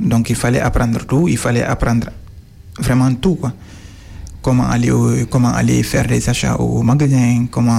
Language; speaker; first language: French; non-native, fluent; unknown